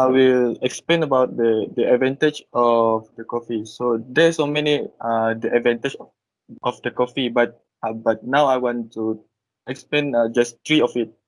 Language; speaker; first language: English; non-native, learner; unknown